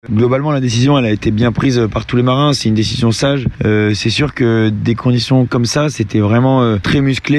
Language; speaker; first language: French; native; French